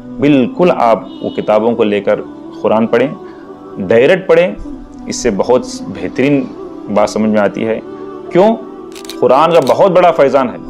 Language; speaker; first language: Urdu; native; Urdu